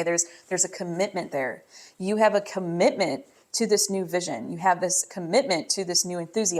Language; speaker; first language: English; native; English